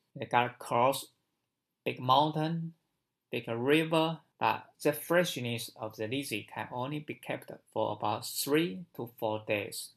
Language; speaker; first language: English; non-native, learner; Chinese